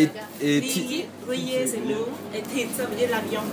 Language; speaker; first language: French; non-native, learner; Vietnamese